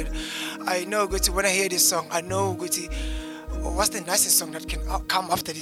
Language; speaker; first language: English; non-native, local second language; Zulu